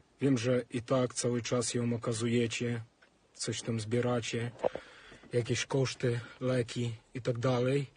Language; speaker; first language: Polish; non-native, fluent; Ukrainian